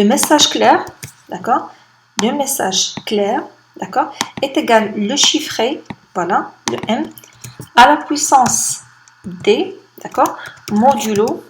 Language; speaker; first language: French; non-native, local second language; Arabic